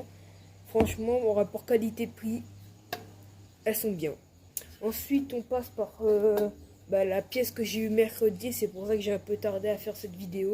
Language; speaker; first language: French; native; French